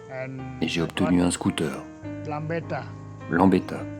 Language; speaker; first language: French; non-native, learner; Thai